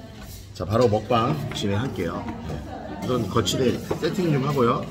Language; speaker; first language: Korean; native; Korean